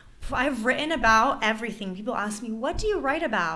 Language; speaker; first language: English; native; English